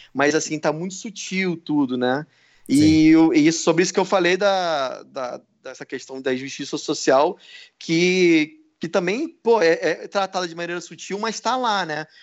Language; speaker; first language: Portuguese; native; Portuguese